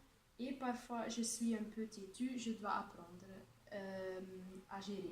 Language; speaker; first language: French; non-native, local second language; Dutch